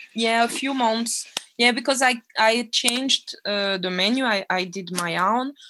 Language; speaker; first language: English; non-native, fluent; French